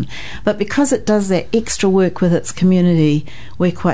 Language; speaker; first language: English; native; English